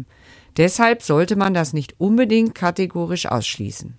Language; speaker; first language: German; native; German